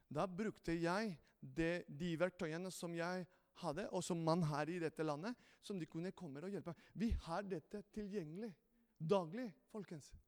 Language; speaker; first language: Norwegian; non-native, fluent; Spanish